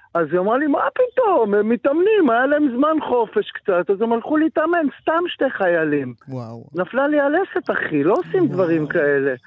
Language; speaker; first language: Hebrew; native; Hebrew